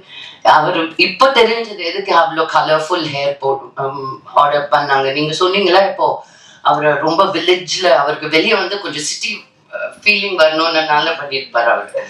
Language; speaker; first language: Tamil; non-native, local second language; Telugu